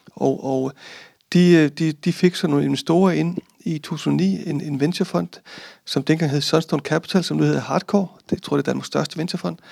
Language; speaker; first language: Danish; early bilingual, other home language; Icelandic